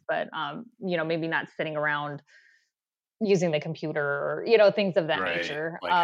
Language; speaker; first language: English; native; English